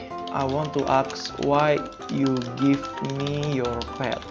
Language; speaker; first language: English; non-native, learner; Indonesian